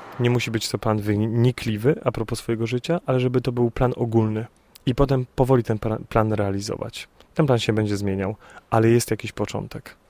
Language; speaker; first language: Polish; native; Polish